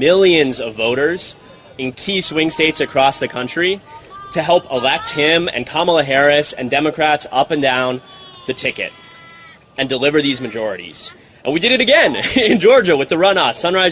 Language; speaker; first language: English; native; English